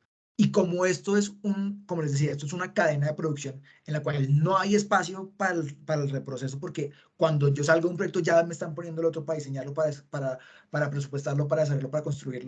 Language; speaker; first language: Spanish; native; Spanish